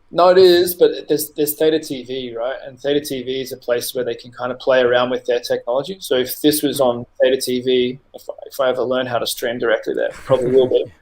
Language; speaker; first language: English; native; English